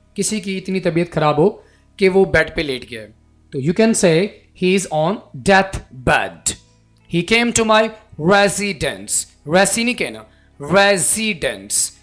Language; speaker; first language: Urdu; native; Urdu